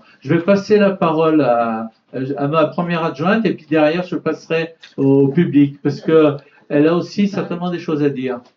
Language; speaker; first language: French; native; French